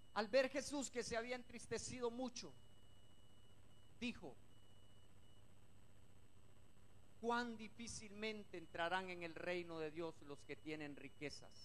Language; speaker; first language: Spanish; native; Spanish